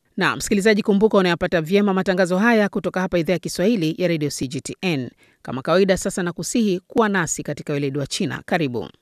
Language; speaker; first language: Swahili; native; Swahili